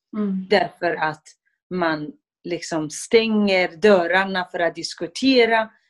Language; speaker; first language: Swedish; non-native, fluent; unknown